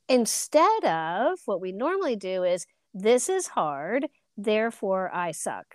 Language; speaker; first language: English; native; English